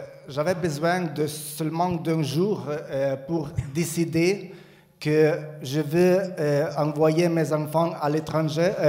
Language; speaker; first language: French; non-native, learner; Ukrainian